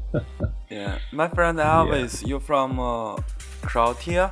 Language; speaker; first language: English; non-native, learner; Chinese